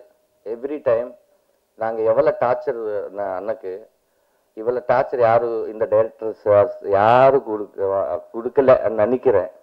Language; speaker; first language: Tamil; non-native, learner; Telugu